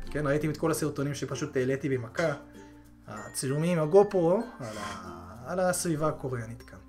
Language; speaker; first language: Hebrew; early bilingual, other home language; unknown